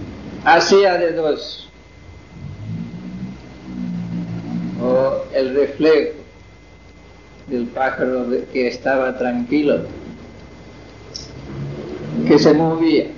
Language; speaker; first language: Spanish; non-native, fluent; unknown